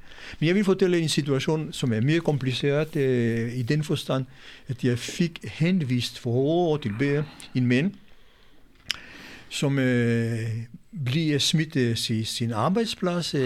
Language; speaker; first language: Danish; non-native, fluent; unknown